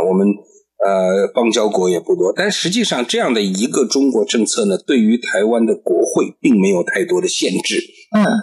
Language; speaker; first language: Chinese; native; Chinese